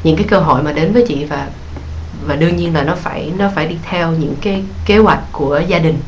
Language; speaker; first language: Vietnamese; early bilingual, heritage; Vietnamese